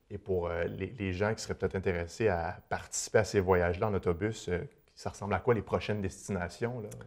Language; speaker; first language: French; native; French